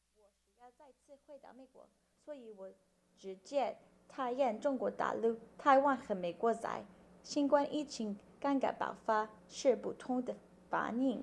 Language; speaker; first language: Chinese; non-native, learner; English